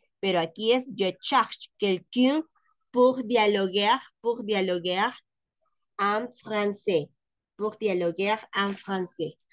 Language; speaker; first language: French; non-native, fluent; Spanish